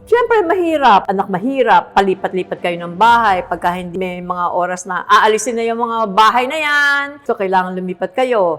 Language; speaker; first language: Filipino; native; Filipino